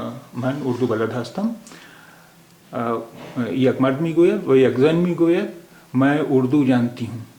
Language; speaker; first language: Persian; non-native, fluent; Urdu